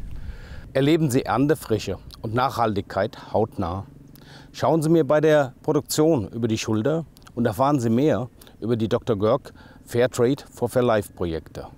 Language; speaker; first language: German; native; German